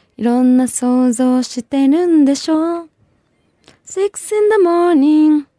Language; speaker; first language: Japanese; early bilingual, other home language; Bangla